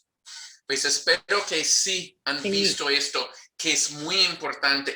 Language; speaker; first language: Spanish; non-native, fluent; English